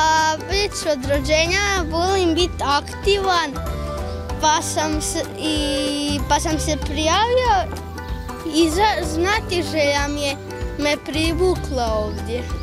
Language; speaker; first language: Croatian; early bilingual, heritage; Croatian